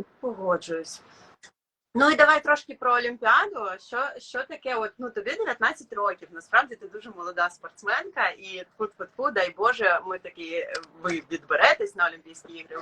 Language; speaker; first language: Ukrainian; native; Ukrainian